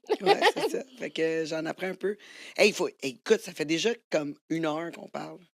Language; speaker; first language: French; native; French